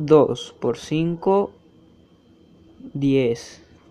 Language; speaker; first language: Spanish; native; Spanish